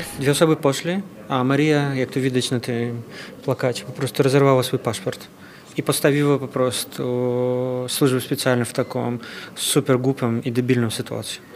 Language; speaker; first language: Polish; non-native, fluent; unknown